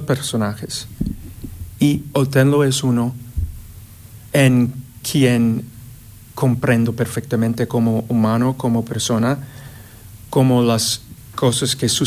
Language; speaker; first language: Spanish; non-native, fluent; English